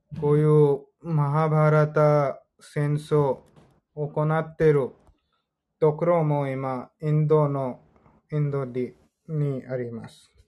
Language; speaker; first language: Japanese; non-native, learner; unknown